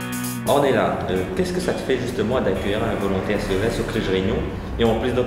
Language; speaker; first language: French; native; French